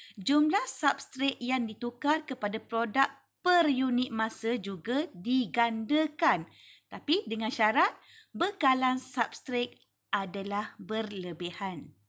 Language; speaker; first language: Malay; native; Malay